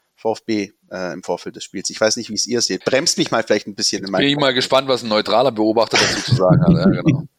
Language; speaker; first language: German; native; German